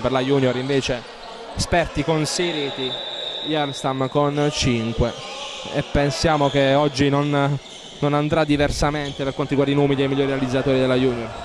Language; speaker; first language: Italian; native; Italian